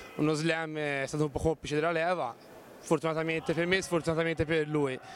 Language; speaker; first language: Italian; native; Italian